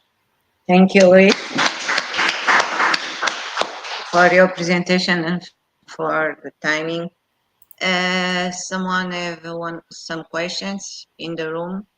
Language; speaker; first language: English; non-native, fluent; Portuguese